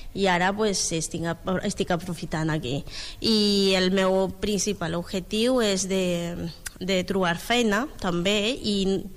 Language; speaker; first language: Catalan; non-native, learner; Spanish